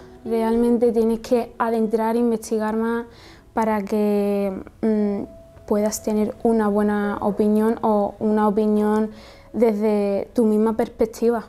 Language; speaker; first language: Spanish; early bilingual, other home language; Arabic